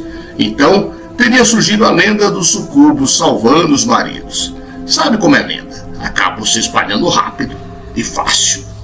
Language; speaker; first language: Portuguese; native; Portuguese